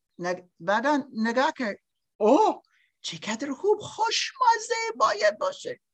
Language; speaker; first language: Persian; non-native, learner; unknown